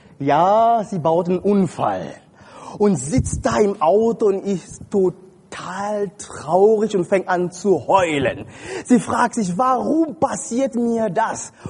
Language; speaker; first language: German; non-native, fluent; French